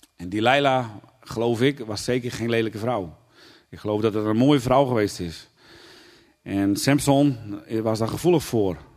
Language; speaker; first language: Dutch; native; Dutch